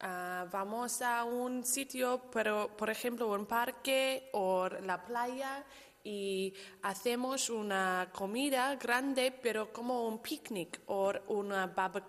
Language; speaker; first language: Spanish; non-native, learner; English